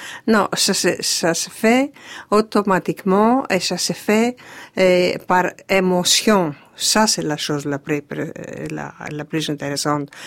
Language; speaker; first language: French; non-native, fluent; Greek